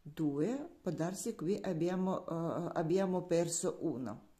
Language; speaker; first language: Italian; non-native, learner; Russian